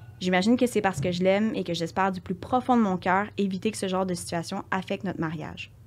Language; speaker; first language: French; native; French